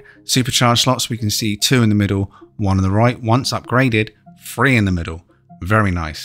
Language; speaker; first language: English; native; English